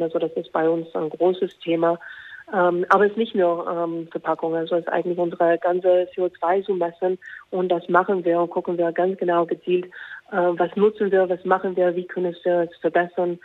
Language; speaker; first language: German; non-native, fluent; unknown